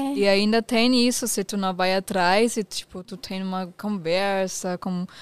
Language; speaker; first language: Portuguese; non-native, fluent; German